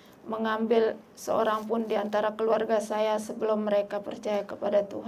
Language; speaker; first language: Indonesian; non-native, local second language; Sasak